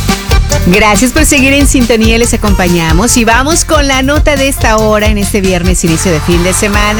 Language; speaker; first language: Spanish; native; Spanish